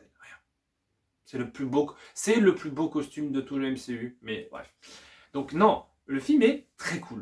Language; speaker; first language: French; native; French